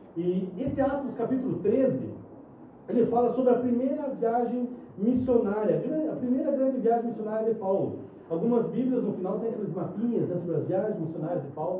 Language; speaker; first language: Portuguese; native; Portuguese